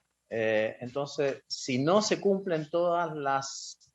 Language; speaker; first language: Spanish; native; Spanish